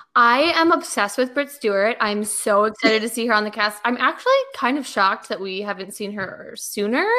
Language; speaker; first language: English; native; English